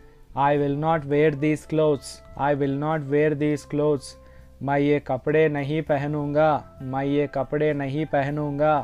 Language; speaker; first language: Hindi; non-native, local second language; Telugu